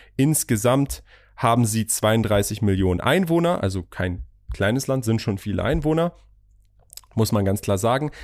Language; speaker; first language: German; early bilingual, other home language; Persian